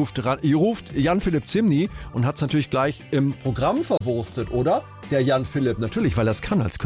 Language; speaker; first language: German; native; German